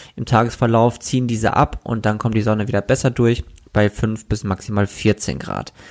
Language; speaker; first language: German; native; German